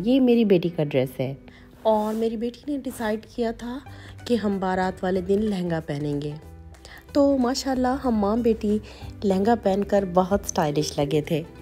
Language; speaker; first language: Urdu; native; Urdu